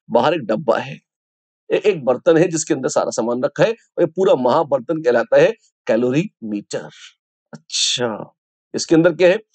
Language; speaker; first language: Hindi; native; Hindi